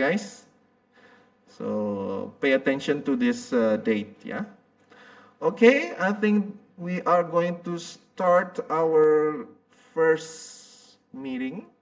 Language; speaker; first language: English; non-native, fluent; Indonesian